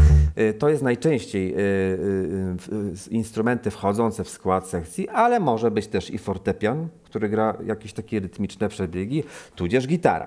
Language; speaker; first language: Polish; native; Polish